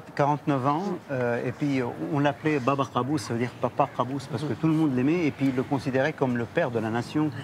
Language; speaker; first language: French; non-native, local second language; Arabic